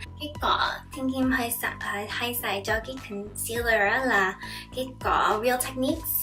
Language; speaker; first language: Vietnamese; early bilingual, heritage; Vietnamese